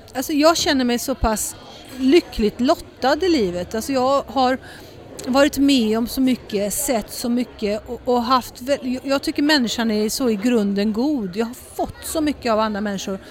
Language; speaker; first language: Swedish; early bilingual, heritage; Swedish